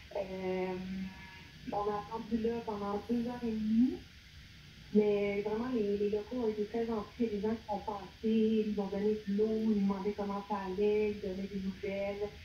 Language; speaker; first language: French; native; French